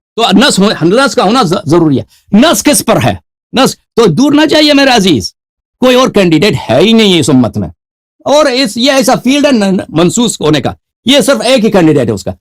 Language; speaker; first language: Urdu; non-native, fluent; Persian